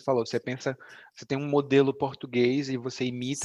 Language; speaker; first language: Portuguese; native; Portuguese